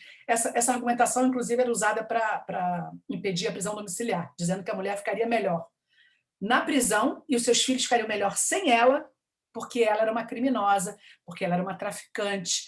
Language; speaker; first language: Portuguese; native; Portuguese